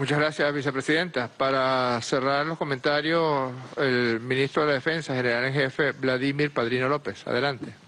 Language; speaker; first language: Spanish; native; Spanish